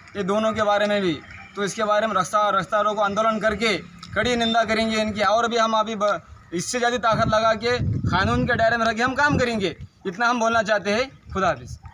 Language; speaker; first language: Hindi; non-native, local second language; Urdu